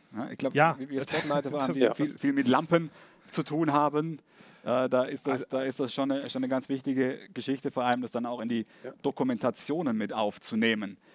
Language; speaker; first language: German; native; German